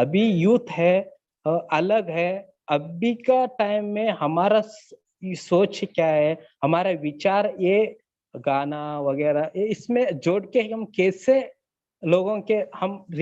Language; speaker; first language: Hindi; non-native, learner; Kannada